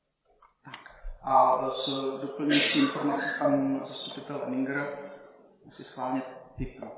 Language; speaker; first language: Czech; native; Czech